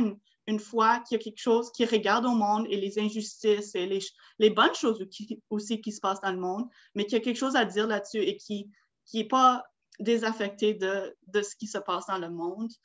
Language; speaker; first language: French; non-native, local second language; English